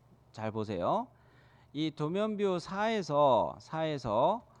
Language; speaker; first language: Korean; native; Korean